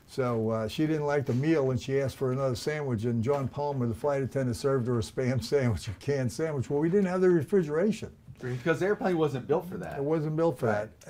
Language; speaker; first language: English; native; English